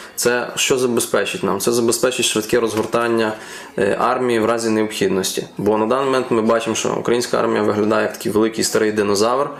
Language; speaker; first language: Ukrainian; native; Ukrainian